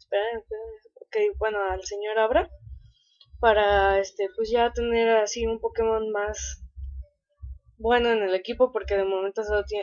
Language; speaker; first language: Spanish; native; Spanish